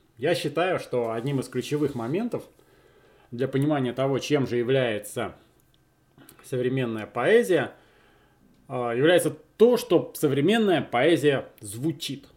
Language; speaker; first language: Russian; native; Russian